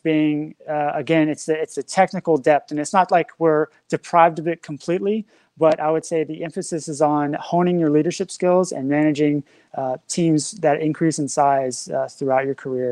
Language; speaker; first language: English; native; English